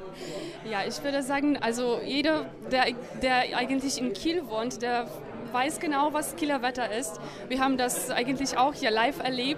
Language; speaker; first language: German; non-native, fluent; Polish